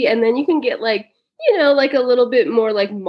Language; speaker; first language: English; native; English